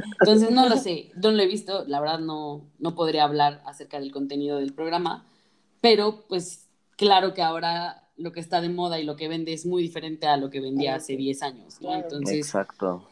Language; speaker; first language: Spanish; native; Spanish